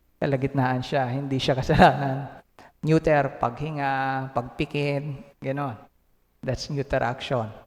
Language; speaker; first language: Filipino; non-native, local second language; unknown